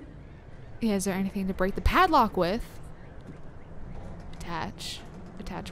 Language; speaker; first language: English; native; English